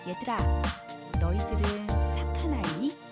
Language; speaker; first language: Korean; native; Korean